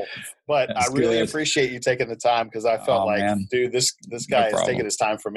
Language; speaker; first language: English; native; English